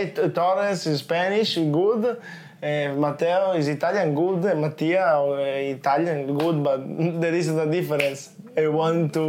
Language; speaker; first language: English; non-native, learner; Italian